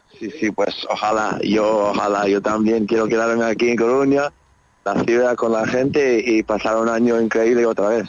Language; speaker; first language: Spanish; non-native, fluent; English